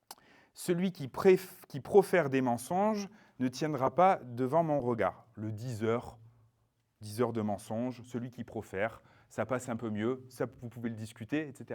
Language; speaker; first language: French; native; French